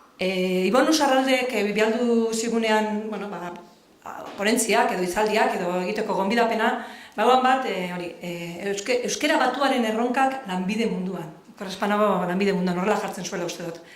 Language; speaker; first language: Basque; native; Basque